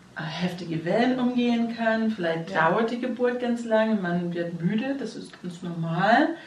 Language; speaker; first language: German; non-native, fluent; English